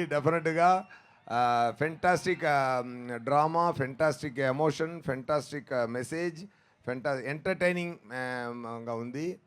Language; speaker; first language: Telugu; non-native, fluent; Tamil